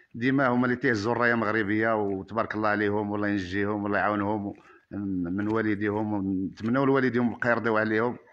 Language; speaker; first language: Arabic; native; Arabic